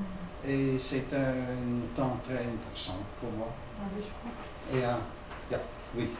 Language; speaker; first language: French; non-native, learner; Dutch